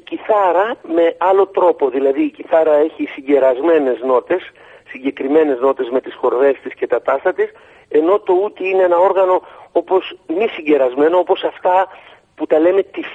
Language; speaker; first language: Greek; native; Greek